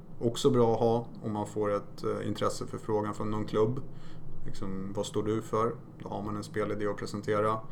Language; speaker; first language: Swedish; early bilingual, other home language; Polish